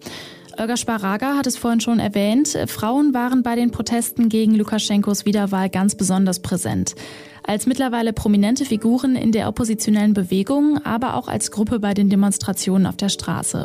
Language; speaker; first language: German; native; German